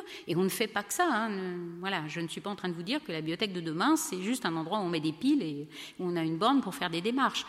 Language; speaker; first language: French; native; French